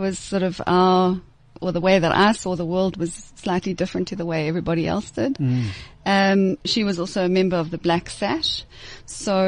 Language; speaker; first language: English; native; English